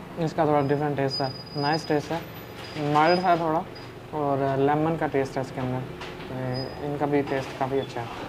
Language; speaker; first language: Urdu; non-native, local second language; Punjabi